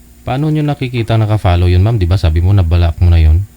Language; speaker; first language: Filipino; native; Filipino